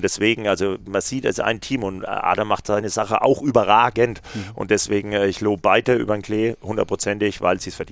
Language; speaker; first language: German; native; German